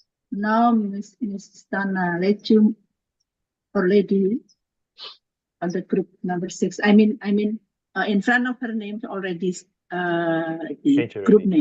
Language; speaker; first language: English; non-native, learner; Indonesian